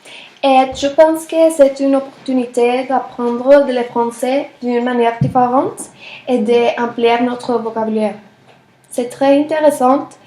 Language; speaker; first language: French; non-native, learner; Spanish